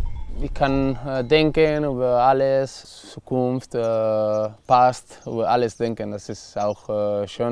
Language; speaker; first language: German; non-native, learner; Spanish